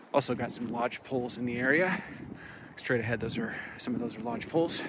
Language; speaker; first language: English; native; English